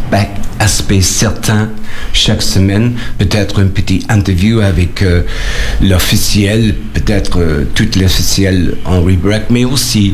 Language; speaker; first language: French; non-native, learner; English